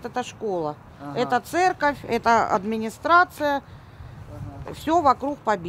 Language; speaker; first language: Russian; native; Russian